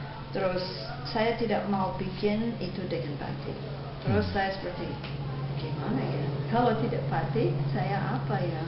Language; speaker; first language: Indonesian; non-native, fluent; English